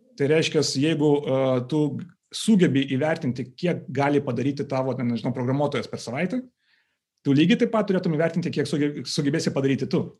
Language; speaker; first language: Lithuanian; non-native, local second language; Russian